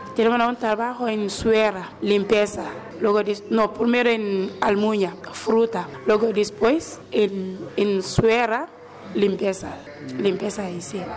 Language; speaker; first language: Spanish; non-native, learner; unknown